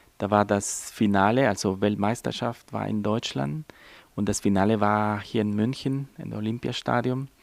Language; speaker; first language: German; non-native, fluent; Spanish